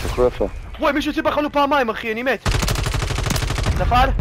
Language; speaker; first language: Hebrew; native; Hebrew